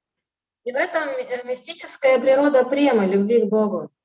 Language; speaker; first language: Russian; native; Russian